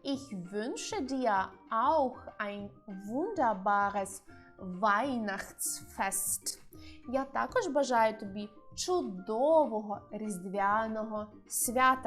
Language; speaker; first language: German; non-native, fluent; Ukrainian